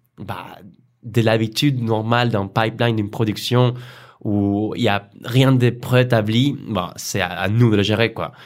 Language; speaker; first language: French; non-native, fluent; Spanish